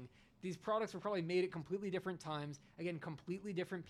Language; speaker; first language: English; native; English